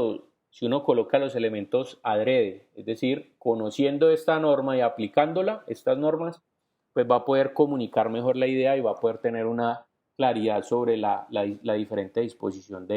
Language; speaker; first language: Spanish; native; Spanish